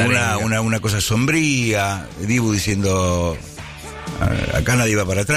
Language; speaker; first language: Spanish; native; Spanish